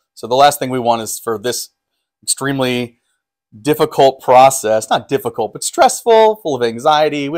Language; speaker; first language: English; native; English